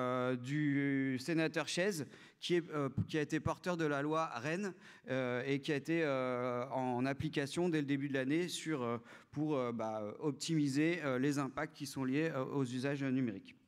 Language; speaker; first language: French; native; French